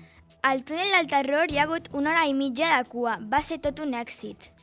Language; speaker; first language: Catalan; native; Catalan